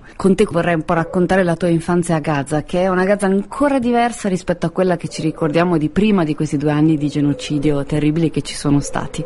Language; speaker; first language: Italian; native; Italian